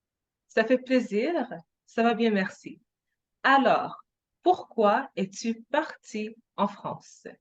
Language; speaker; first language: French; non-native, fluent; English